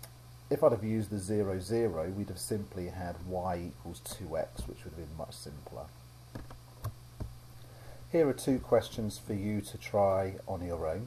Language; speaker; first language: English; native; English